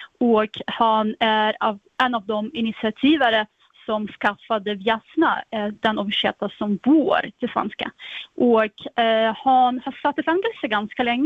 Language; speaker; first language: Swedish; non-native, fluent; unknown